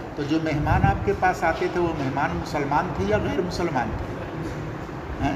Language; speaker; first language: Urdu; non-native, local second language; Bangla